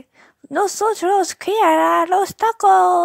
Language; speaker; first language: Spanish; non-native, learner; English